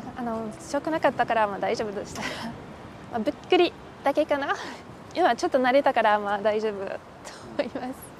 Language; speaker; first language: Japanese; non-native, fluent; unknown